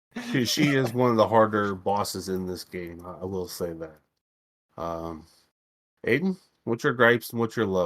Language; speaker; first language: English; native; English